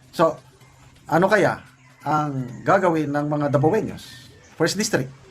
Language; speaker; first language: Filipino; non-native, local second language; Cebuano